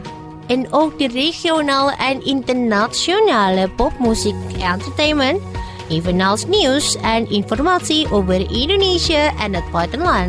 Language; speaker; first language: Dutch; non-native, learner; Indonesian